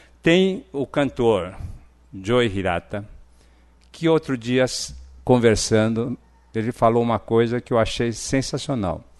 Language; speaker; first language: Portuguese; early bilingual, other home language; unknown